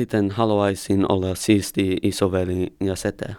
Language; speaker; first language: Finnish; non-native, learner; English